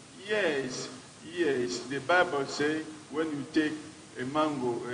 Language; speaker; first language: English; non-native, learner; French